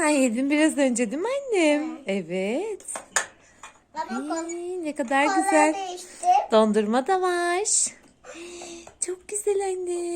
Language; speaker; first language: Turkish; native; Turkish